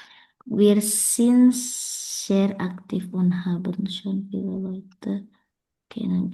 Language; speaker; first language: German; non-native, learner; Indonesian